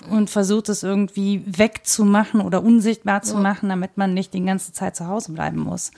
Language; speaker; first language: German; native; German